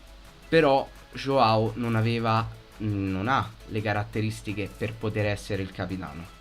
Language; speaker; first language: Italian; native; Italian